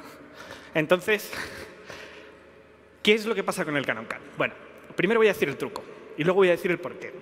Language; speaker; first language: Spanish; native; Spanish